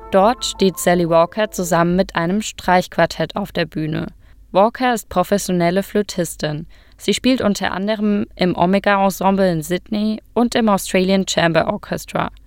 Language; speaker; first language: German; native; German